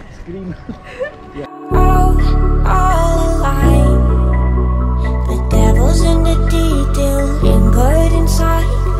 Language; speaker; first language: English; non-native, local second language; Hindi